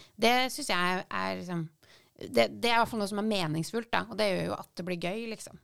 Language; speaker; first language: Norwegian; native; Norwegian